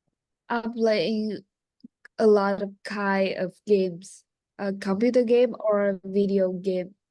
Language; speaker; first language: English; non-native, learner; Vietnamese